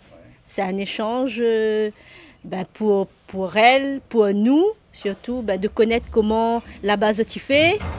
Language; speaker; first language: French; non-native, local second language; Réunion Creole French